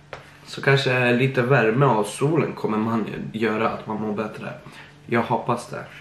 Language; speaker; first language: Swedish; early bilingual, other home language; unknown